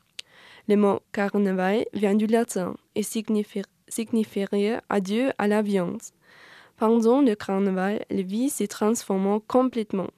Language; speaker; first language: French; non-native, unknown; German